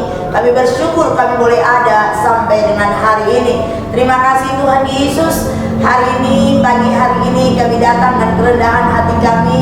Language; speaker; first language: Indonesian; native; Indonesian